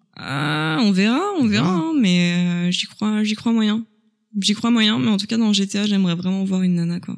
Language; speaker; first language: French; native; French